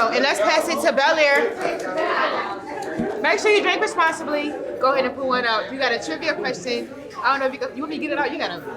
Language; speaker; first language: English; native; English